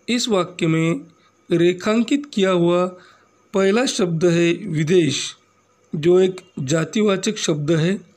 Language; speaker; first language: Hindi; non-native, local second language; Marathi